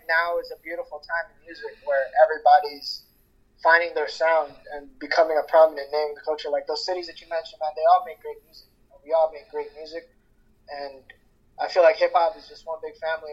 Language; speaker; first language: English; early bilingual, other home language; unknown